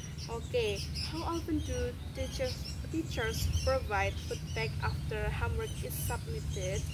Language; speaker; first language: English; non-native, learner; Indonesian